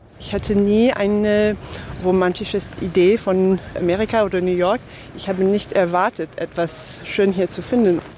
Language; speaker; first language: German; non-native, fluent; English